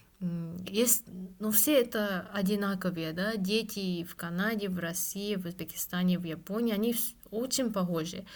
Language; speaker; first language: Russian; non-native, fluent; Japanese